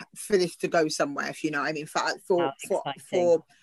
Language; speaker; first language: English; native; English